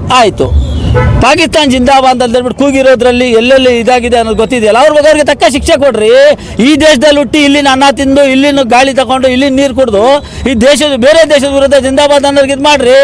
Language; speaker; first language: Kannada; non-native, local second language; Urdu